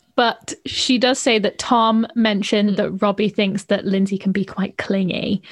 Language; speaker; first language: English; native; English